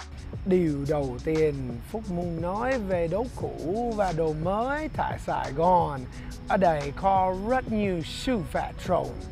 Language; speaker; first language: Vietnamese; early bilingual, heritage; English